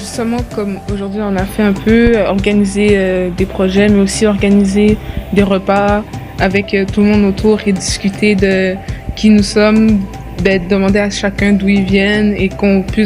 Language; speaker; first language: French; native; French